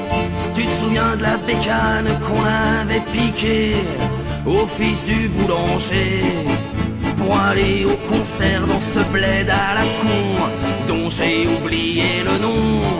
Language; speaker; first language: French; native; French